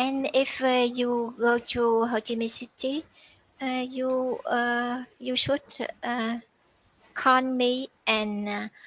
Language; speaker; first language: English; non-native, learner; Vietnamese